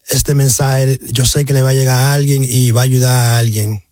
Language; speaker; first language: Spanish; early bilingual, heritage; Spanish